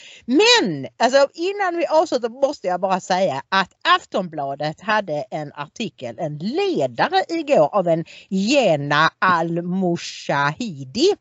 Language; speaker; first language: Swedish; native; Swedish